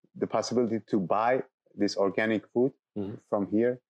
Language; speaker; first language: English; non-native, fluent; Turkish